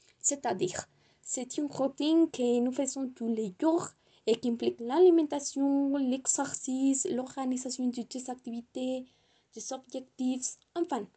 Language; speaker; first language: French; non-native, learner; Spanish